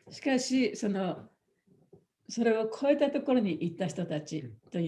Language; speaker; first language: Japanese; native; Japanese